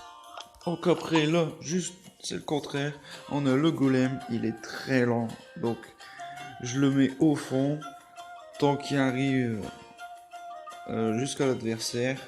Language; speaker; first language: French; native; French